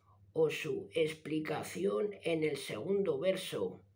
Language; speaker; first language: Spanish; native; Spanish